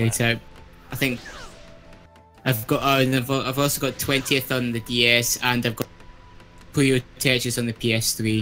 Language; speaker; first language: English; native; English